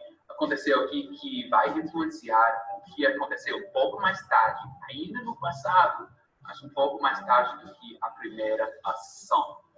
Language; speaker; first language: Portuguese; non-native, fluent; English